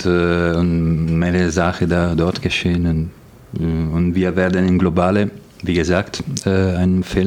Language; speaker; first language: German; non-native, fluent; Italian